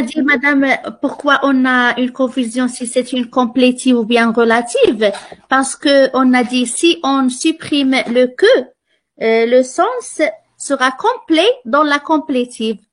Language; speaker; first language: French; non-native, local second language; Arabic